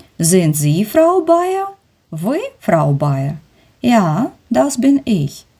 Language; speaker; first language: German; non-native, fluent; Ukrainian